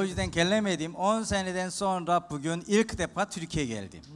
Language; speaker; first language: Turkish; non-native, fluent; Korean